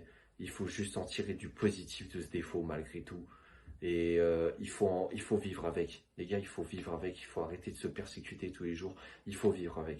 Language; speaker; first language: French; native; French